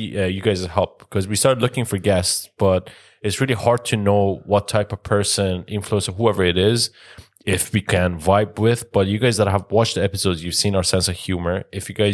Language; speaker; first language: English; non-native, fluent; Persian